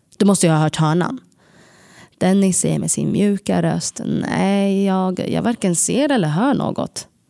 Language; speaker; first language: Swedish; early bilingual, other home language; Tigrinya